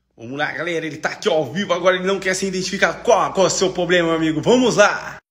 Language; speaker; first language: Portuguese; native; Portuguese